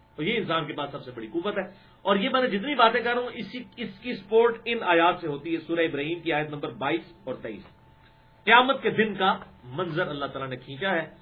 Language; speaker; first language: Urdu; non-native, local second language; Punjabi